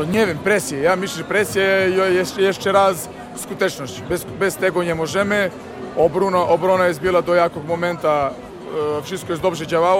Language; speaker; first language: Polish; non-native, learner; Serbian